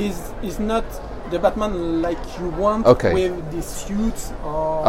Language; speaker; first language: English; non-native, learner; French